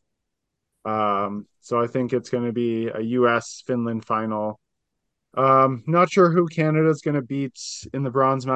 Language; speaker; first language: English; native; English